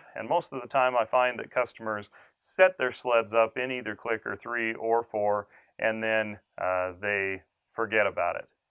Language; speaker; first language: English; native; English